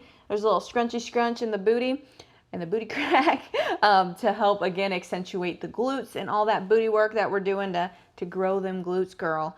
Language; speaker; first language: English; native; English